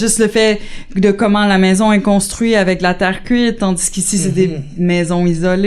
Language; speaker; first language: French; native; French